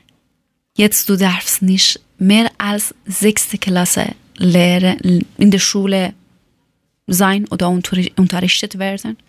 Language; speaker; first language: German; non-native, learner; Persian